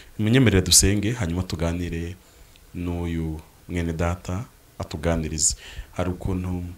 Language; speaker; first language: Kinyarwanda; native; Kinyarwanda